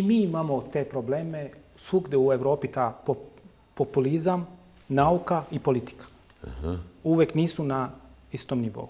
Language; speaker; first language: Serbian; non-native, local second language; Turkish